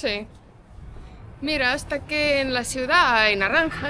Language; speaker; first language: Spanish; non-native, fluent; Estonian